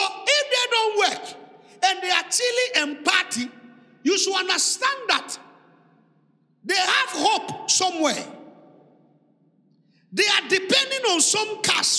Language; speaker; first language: English; non-native, local second language; Ga